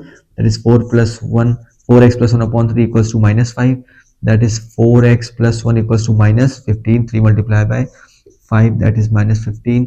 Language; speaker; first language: English; non-native, local second language; Hindi